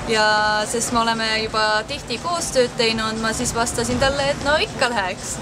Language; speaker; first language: Estonian; early bilingual, heritage; Estonian